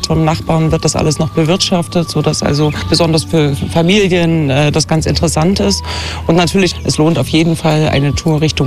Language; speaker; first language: German; native; German